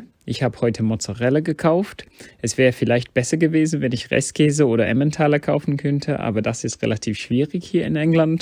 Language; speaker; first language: German; non-native, fluent; English